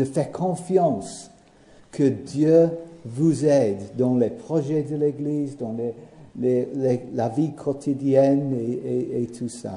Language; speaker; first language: French; non-native, learner; English